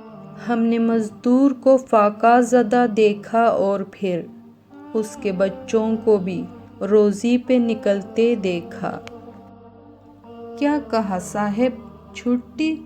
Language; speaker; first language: Urdu; native; Urdu